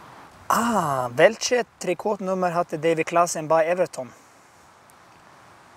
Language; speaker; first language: German; non-native, learner; Swedish